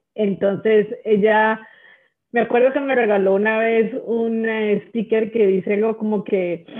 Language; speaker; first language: Spanish; native; Spanish